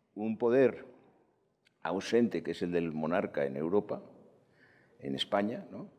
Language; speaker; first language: Spanish; native; Spanish